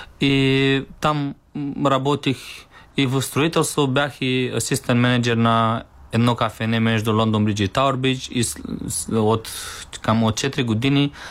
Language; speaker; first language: Bulgarian; non-native, learner; Romanian